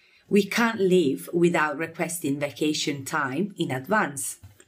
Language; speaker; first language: English; non-native, fluent; Italian